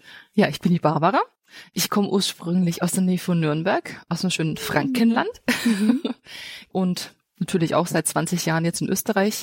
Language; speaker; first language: German; native; German